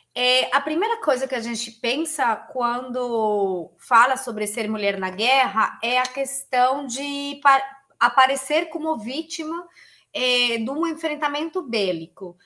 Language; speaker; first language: Portuguese; non-native, fluent; Spanish